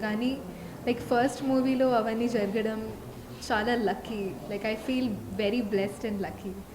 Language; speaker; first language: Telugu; non-native, fluent; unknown